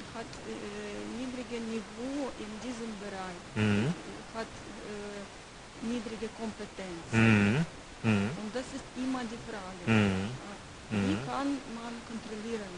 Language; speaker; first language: German; non-native, learner; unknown